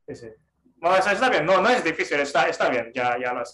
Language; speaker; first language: Spanish; non-native, fluent; Japanese